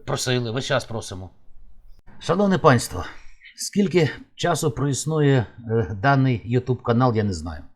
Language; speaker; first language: Ukrainian; native; Ukrainian